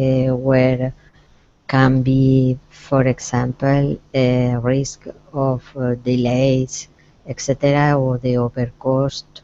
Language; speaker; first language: English; non-native, learner; Spanish